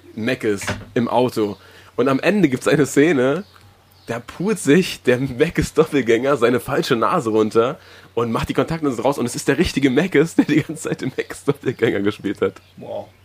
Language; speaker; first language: German; early bilingual, other home language; Spanish